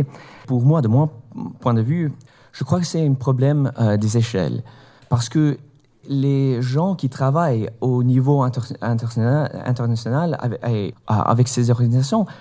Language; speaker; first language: French; non-native, fluent; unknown